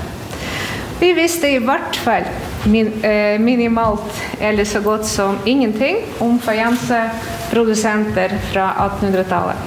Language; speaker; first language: Norwegian; non-native, fluent; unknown